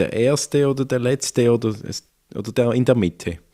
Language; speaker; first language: German; native; German